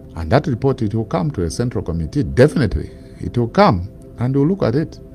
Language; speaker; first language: English; non-native, local second language; Bemba